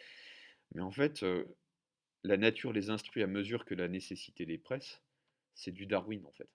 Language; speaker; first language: French; native; French